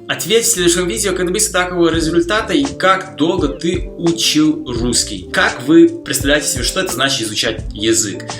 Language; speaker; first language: Russian; non-native, fluent; Slovak